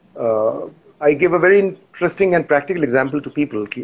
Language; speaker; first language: English; non-native, local second language; Hindi